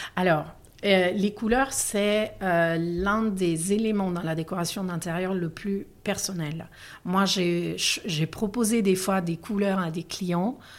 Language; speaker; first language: French; non-native, fluent; Italian